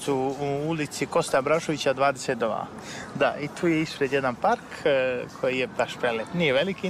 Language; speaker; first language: Serbian; native; Serbian